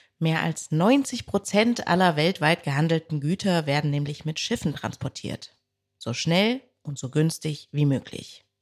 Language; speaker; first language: German; native; German